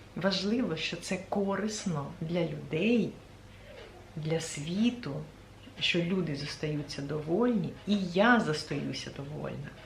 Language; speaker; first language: Ukrainian; native; Ukrainian